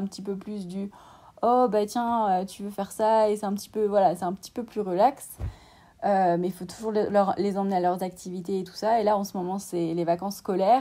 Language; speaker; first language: French; native; French